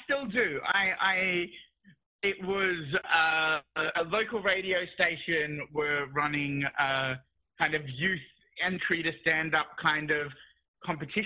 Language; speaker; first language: English; native; English